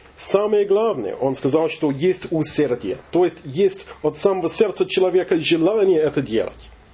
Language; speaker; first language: Russian; non-native, fluent; English